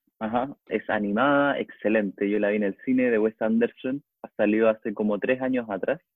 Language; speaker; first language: Spanish; native; Spanish